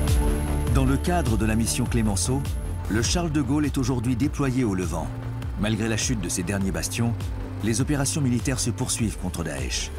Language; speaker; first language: French; native; French